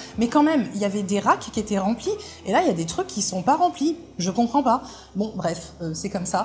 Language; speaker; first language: French; native; French